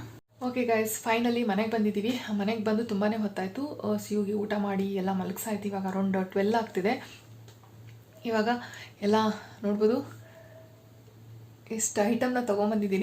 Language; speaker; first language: Kannada; native; Kannada